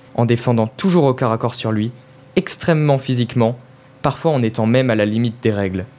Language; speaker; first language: French; native; French